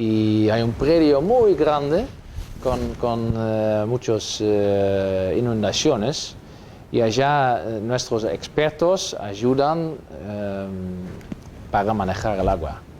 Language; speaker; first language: Spanish; non-native, fluent; Dutch